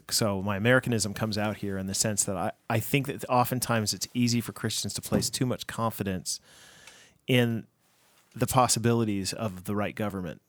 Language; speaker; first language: English; native; English